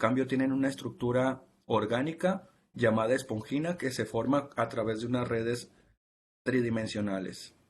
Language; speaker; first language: Spanish; native; Spanish